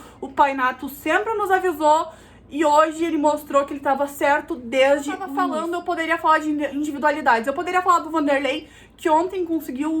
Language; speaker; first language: Portuguese; native; Portuguese